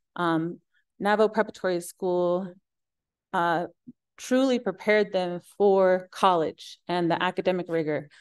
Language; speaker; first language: English; native; English